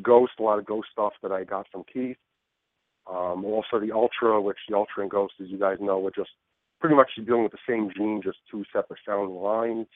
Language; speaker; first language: English; native; English